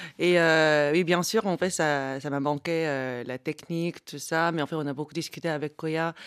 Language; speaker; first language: French; non-native, fluent; Korean